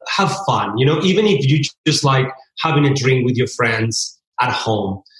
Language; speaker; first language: English; early bilingual, other home language; Spanish